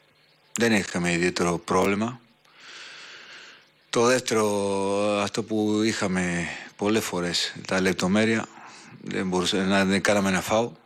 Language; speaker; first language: Greek; non-native, learner; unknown